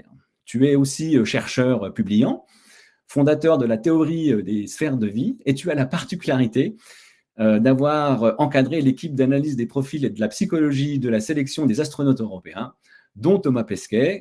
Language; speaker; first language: French; native; French